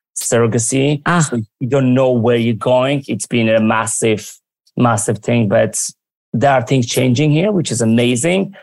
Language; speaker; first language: English; early bilingual, other home language; Armenian